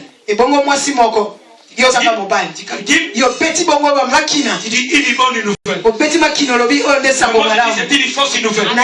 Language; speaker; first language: French; non-native, local second language; Lingala